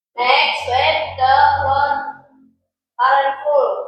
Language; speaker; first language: English; non-native, learner; Indonesian